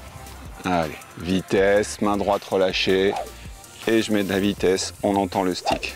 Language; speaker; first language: French; native; French